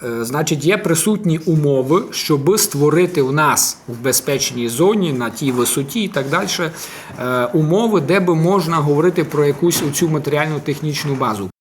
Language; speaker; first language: Ukrainian; native; Ukrainian